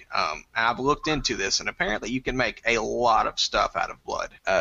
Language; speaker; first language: English; native; English